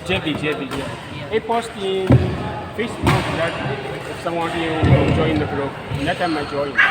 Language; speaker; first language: English; non-native, learner; Filipino